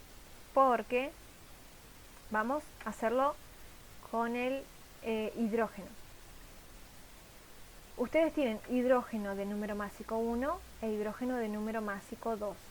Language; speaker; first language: Spanish; native; Spanish